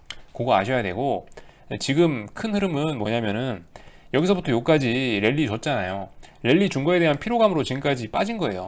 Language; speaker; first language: Korean; native; Korean